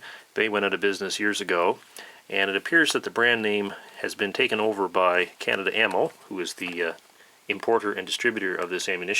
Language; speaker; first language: English; native; English